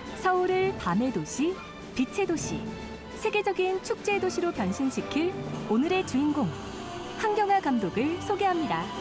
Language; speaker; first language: Korean; native; Korean